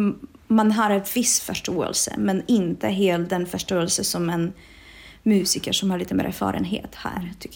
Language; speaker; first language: Swedish; non-native, fluent; Czech